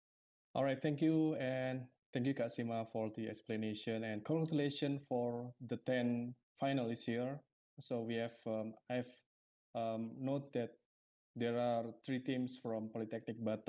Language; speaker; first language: English; non-native, fluent; Indonesian